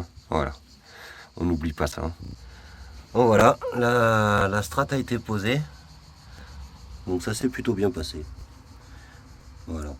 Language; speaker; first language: French; native; French